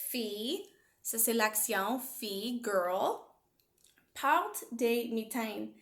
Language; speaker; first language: French; non-native, learner; English